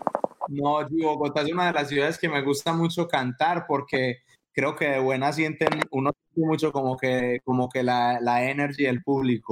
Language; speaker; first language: Spanish; native; Spanish